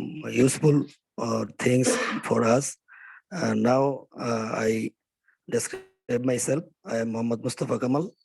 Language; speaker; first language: English; non-native, learner; Bangla